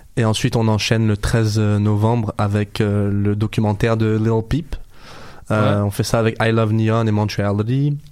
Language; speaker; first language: French; non-native, local second language; Arabic